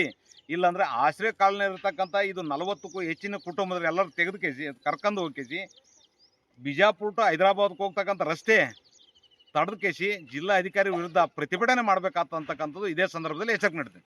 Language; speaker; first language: Kannada; native; Kannada